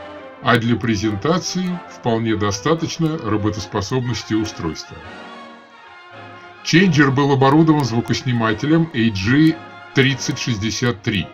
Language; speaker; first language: Russian; native; Russian